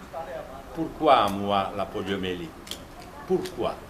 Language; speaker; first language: French; non-native, fluent; Italian